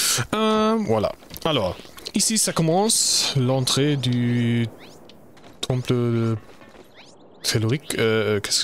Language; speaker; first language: French; non-native, learner; German